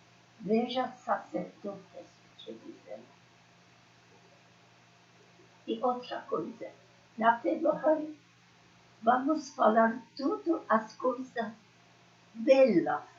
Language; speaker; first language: Portuguese; non-native, learner; Persian